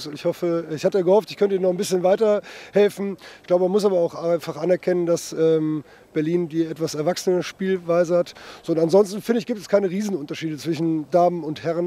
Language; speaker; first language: German; native; German